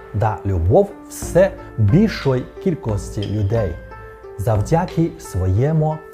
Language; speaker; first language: Ukrainian; non-native, fluent; Chinese